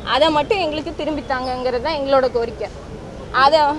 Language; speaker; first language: Tamil; native; Tamil